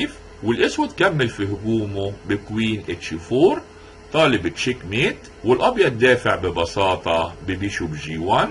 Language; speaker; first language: Arabic; native; Arabic